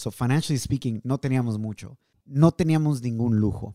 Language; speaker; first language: Spanish; early bilingual, heritage; Spanish